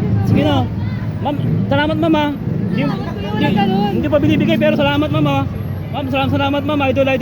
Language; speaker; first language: Filipino; native; Filipino